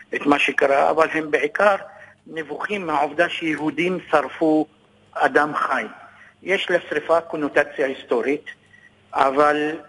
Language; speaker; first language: Hebrew; non-native, local second language; Arabic